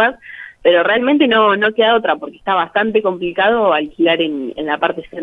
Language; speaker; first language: Spanish; native; Spanish